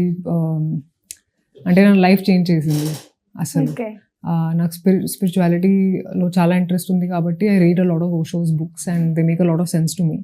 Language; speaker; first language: Telugu; non-native, fluent; Hindi